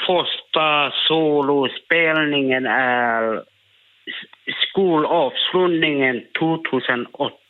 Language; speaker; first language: Swedish; non-native, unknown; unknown